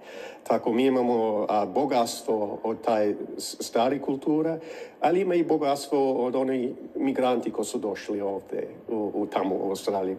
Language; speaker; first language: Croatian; early bilingual, heritage; Croatian